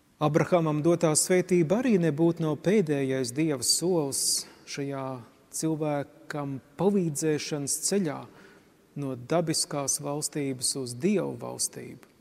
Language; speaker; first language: Latvian; native; Latvian